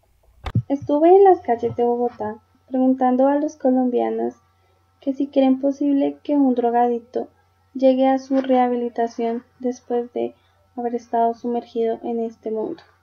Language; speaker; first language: Spanish; native; Spanish